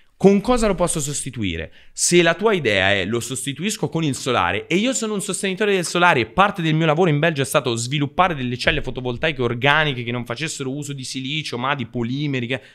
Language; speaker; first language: Italian; native; Italian